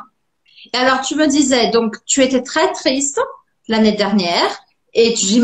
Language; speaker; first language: French; non-native, fluent; Portuguese